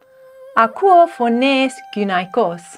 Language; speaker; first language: Greek; non-native, fluent; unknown